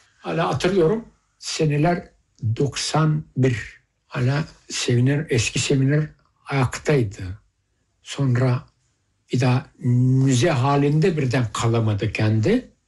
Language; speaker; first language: Turkish; early bilingual, heritage; Turkish